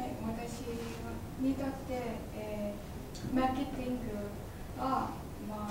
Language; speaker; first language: Japanese; non-native, learner; Vietnamese